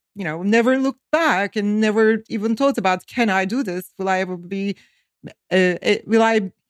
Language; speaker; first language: English; non-native, fluent; Turkish